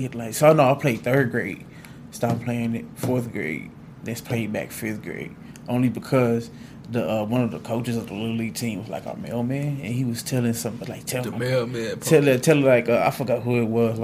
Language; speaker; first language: English; native; English